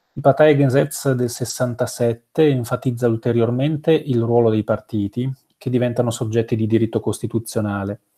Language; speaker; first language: Italian; native; Italian